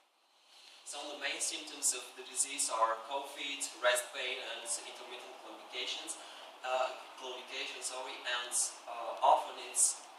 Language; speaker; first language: English; non-native, fluent; Bulgarian